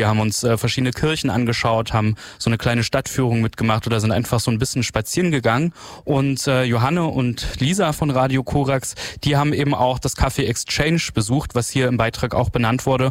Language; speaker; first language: German; native; German